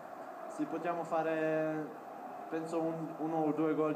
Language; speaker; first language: Italian; non-native, fluent; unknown